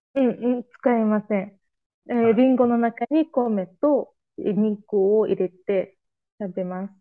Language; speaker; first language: Japanese; non-native, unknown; Azerbaijani